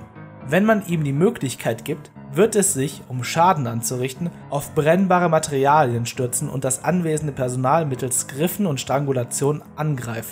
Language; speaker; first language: German; native; German